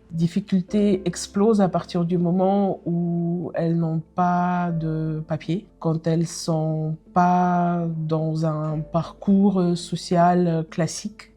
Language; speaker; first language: French; native; French